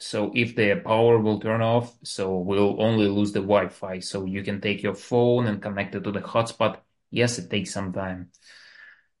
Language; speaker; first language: English; non-native, fluent; Russian